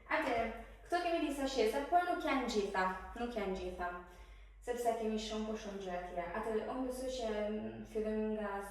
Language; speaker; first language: Albanian; early bilingual, heritage; Albanian